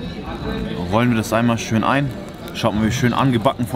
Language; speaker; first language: German; native; German